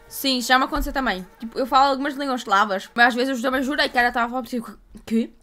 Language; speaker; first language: Portuguese; early bilingual, other home language; Ukrainian